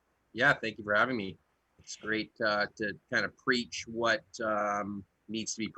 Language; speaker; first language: English; native; English